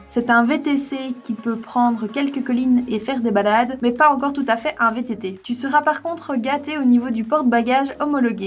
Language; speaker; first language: French; native; French